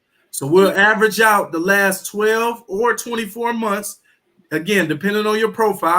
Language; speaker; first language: English; native; English